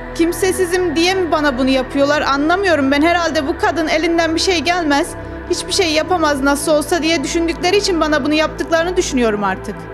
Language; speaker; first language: Turkish; native; Turkish